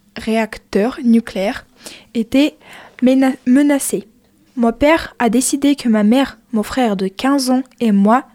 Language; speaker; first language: French; non-native, fluent; Ukrainian